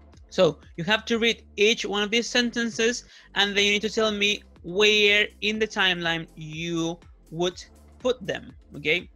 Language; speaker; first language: English; non-native, fluent; Spanish